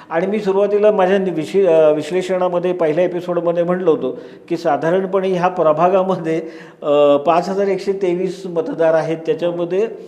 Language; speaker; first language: Marathi; native; Marathi